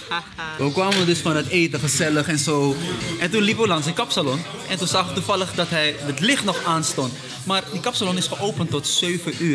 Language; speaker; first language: Dutch; native; Dutch